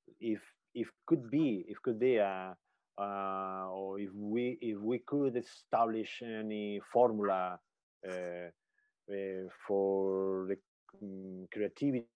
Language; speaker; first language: English; non-native, learner; Spanish